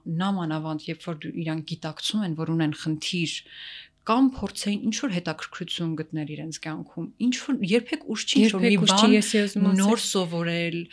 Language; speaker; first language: Armenian; native; Armenian